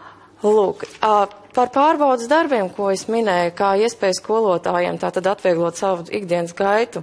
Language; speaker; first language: Latvian; native; Latvian